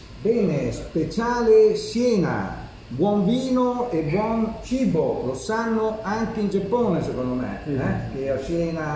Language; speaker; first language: Italian; native; Italian